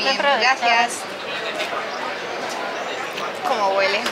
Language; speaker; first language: Spanish; native; Spanish